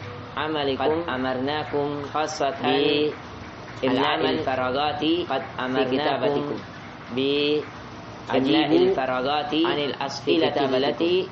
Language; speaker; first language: Arabic; non-native, fluent; Indonesian